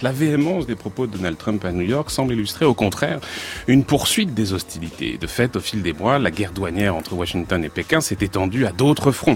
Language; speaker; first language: French; native; French